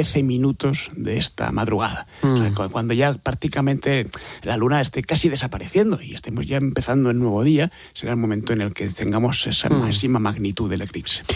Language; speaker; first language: Spanish; native; Spanish